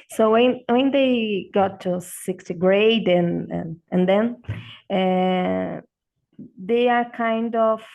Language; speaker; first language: English; non-native, learner; Portuguese